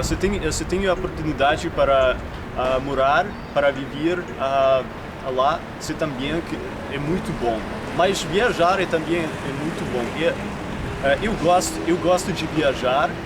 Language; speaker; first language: Portuguese; non-native, learner; Ukrainian